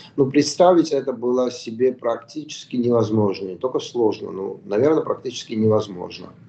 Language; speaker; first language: Russian; non-native, local second language; Georgian